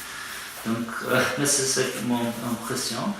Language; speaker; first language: French; non-native, fluent; Polish